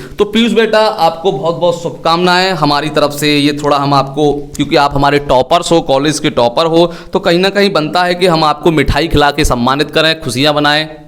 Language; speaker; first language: Hindi; native; Hindi